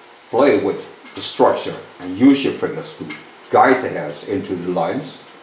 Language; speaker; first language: English; non-native, fluent; Dutch